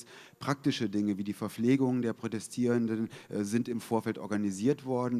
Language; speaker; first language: German; native; German